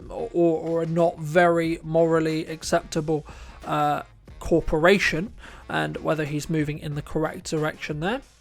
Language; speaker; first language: English; native; English